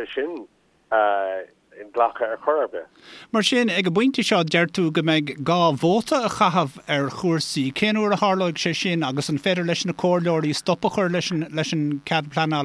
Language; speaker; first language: Irish; native; Irish